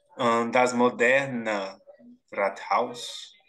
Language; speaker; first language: German; non-native, learner; Portuguese